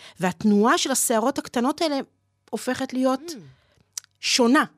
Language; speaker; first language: Hebrew; native; Hebrew